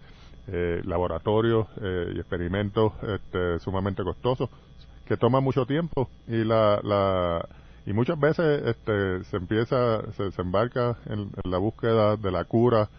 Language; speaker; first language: Spanish; native; Spanish